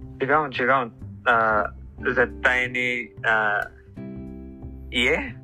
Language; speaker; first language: Japanese; non-native, learner; English